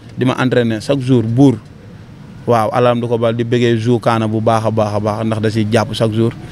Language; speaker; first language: Wolof; non-native, local second language; Jola-Fonyi